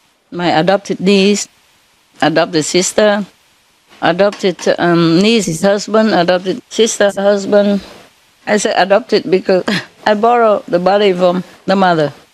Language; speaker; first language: English; non-native, fluent; Vietnamese